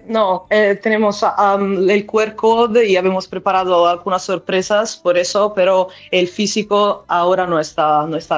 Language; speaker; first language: Spanish; non-native, learner; Italian